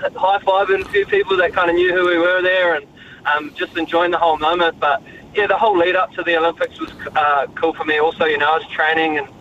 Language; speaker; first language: English; native; English